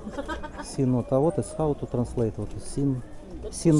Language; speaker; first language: English; non-native, learner; Russian